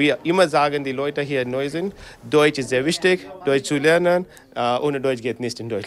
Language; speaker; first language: German; non-native, learner; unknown